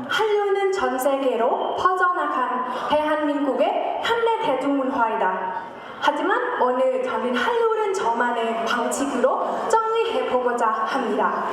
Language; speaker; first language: Korean; non-native, fluent; Thai